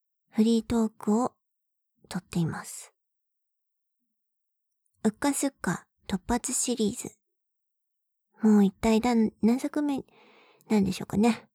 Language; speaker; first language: Japanese; native; Japanese